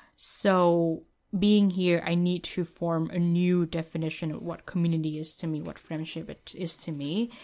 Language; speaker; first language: English; non-native, fluent; Vietnamese